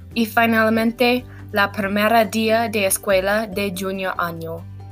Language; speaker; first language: Spanish; non-native, learner; English